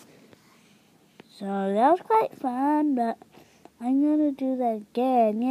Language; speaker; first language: English; native; English